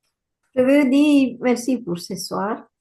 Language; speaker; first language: French; non-native, learner; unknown